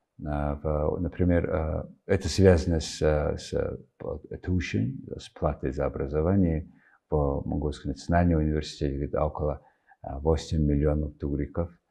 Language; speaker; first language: Russian; non-native, fluent; Mongolian